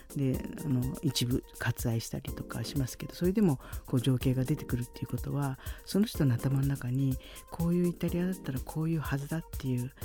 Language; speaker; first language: Japanese; native; Japanese